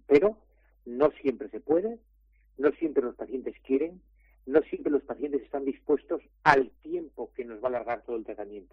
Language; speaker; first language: Spanish; native; Spanish